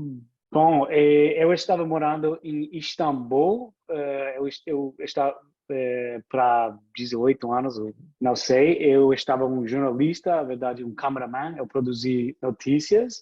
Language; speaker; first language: Portuguese; non-native, fluent; English